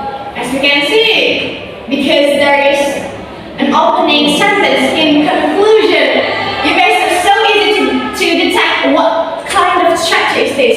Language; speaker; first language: English; non-native, fluent; Indonesian